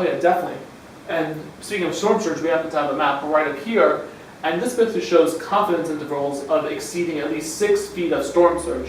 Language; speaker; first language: English; native; English